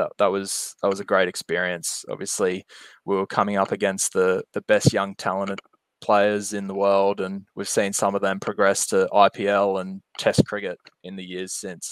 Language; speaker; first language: English; non-native, local second language; Japanese